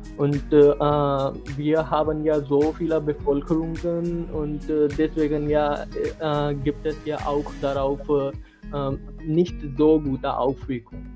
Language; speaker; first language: German; non-native, learner; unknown